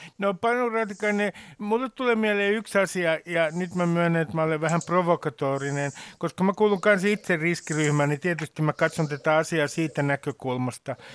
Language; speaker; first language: Finnish; native; Finnish